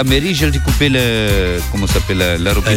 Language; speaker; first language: French; non-native, learner; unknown